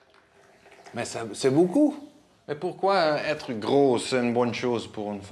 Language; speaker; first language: French; non-native, learner; Dutch